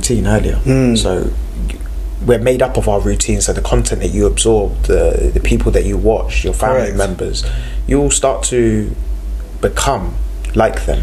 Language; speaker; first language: English; native; English